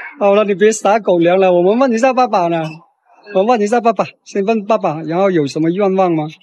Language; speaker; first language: Chinese; native; Chinese